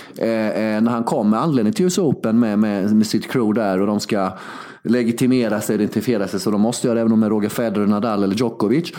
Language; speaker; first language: Swedish; early bilingual, other home language; Serbian